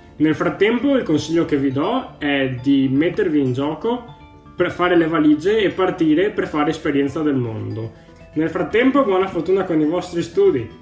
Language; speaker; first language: Italian; native; Italian